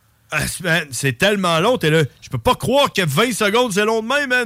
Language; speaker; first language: French; native; French